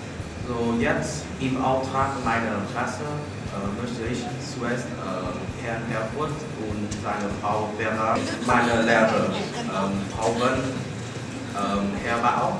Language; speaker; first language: German; non-native, learner; Vietnamese